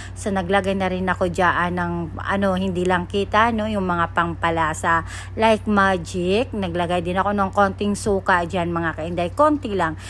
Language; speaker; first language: Filipino; non-native, local second language; Cebuano